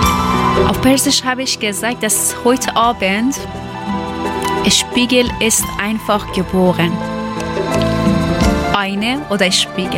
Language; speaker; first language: German; non-native, learner; Persian